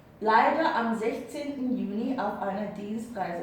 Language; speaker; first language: German; non-native, fluent; Korean